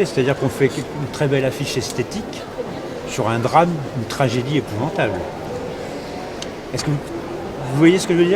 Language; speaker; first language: French; native; French